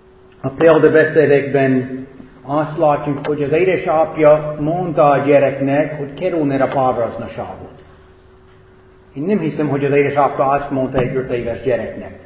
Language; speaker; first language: Hungarian; non-native, fluent; English